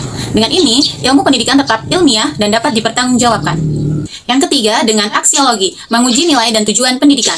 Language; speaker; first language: Indonesian; native; Indonesian